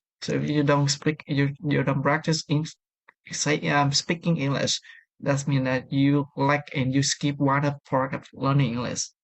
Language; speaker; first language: English; non-native, learner; Vietnamese